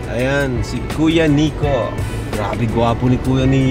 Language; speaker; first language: Filipino; native; Filipino